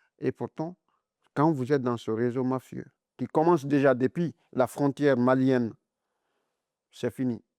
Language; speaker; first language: French; non-native, local second language; Mandingo